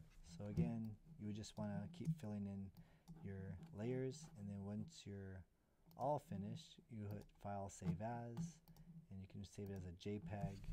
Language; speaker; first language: English; native; English